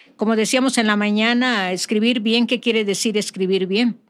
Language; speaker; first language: Spanish; native; Spanish